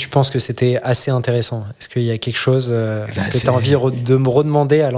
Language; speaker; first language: French; native; French